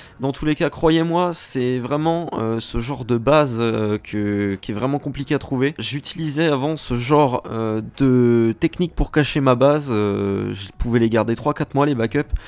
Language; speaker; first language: French; native; French